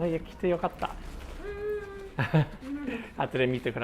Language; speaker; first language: Japanese; non-native, learner; English